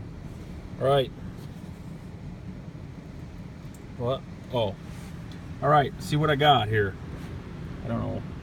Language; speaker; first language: English; native; English